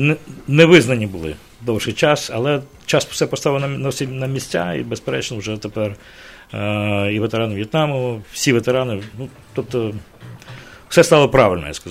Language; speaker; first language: Ukrainian; native; Ukrainian